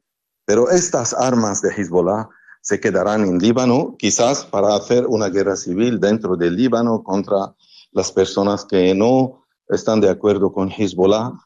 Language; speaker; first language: Spanish; non-native, fluent; Arabic